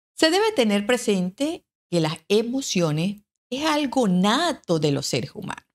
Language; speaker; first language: Spanish; native; Spanish